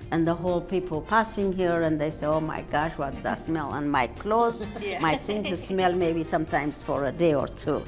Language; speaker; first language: English; non-native, fluent; Amharic